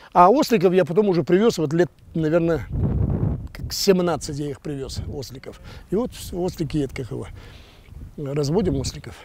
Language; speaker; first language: Russian; non-native, local second language; Crimean Tatar